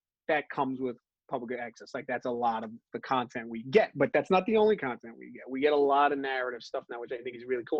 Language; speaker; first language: English; native; English